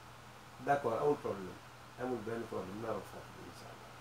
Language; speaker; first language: English; non-native, learner; Wolof